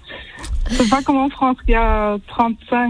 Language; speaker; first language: French; early bilingual, heritage; French